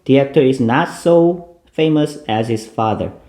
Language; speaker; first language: English; non-native, fluent; Korean